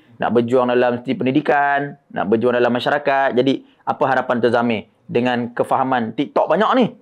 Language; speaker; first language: Malay; native; Malay